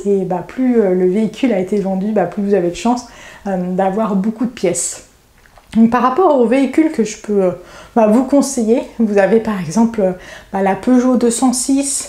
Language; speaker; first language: French; native; French